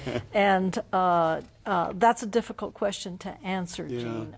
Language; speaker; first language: English; native; English